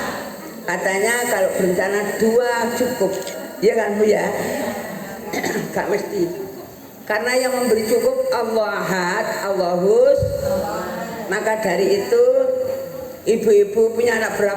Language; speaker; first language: Indonesian; non-native, local second language; Javanese